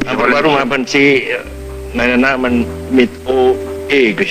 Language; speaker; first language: German; non-native, fluent; Indonesian